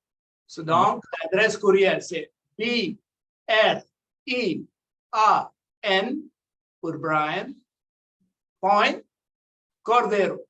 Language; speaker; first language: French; non-native, local second language; English